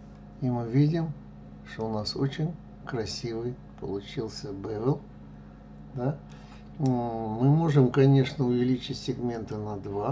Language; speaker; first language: Russian; native; Russian